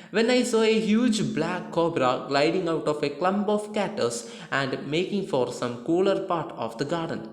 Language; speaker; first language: English; non-native, local second language; Malayalam